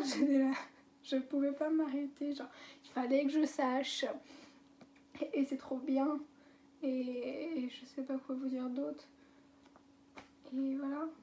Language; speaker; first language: French; native; French